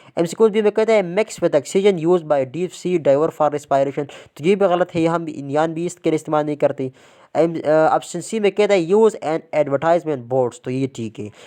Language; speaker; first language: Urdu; non-native, local second language; Pashto